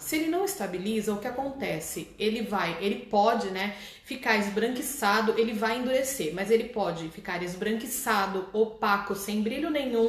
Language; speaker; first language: Portuguese; native; Portuguese